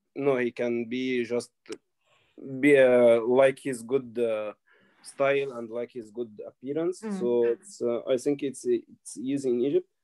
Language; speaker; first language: English; non-native, learner; Arabic